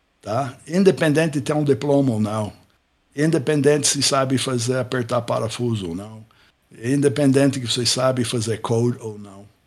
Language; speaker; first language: Portuguese; non-native, fluent; English